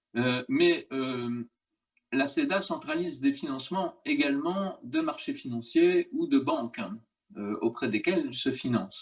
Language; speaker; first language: French; native; French